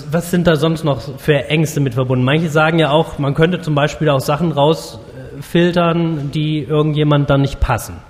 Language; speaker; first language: German; native; German